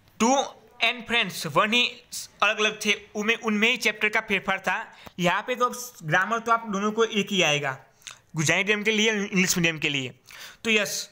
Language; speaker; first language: Hindi; non-native, local second language; Gujarati